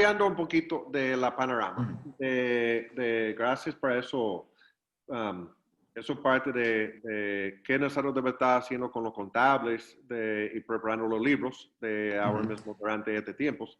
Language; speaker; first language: Spanish; non-native, fluent; English